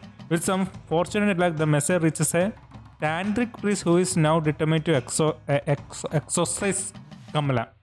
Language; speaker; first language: English; non-native, local second language; Malayalam